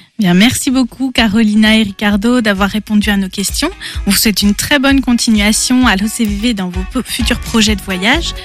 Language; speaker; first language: French; native; French